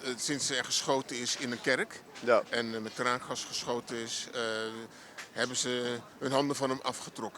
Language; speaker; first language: Dutch; native; Dutch